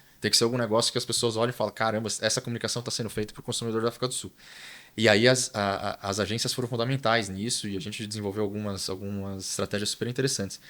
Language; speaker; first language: Portuguese; native; Portuguese